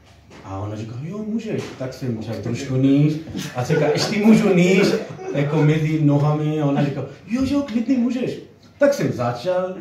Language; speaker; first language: Czech; non-native, learner; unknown